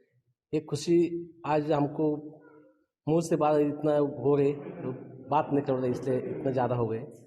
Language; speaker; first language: Hindi; non-native, local second language; Marathi